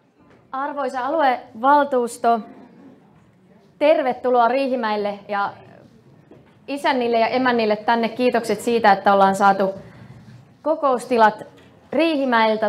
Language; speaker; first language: Finnish; native; Finnish